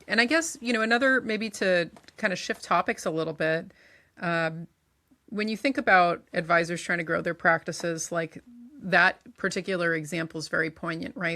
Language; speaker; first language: English; native; English